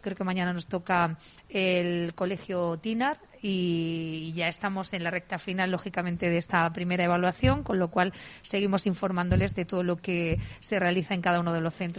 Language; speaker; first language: Spanish; native; Spanish